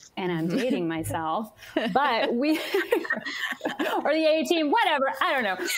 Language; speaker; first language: English; native; English